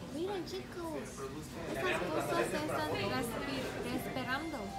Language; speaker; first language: Spanish; non-native, fluent; Korean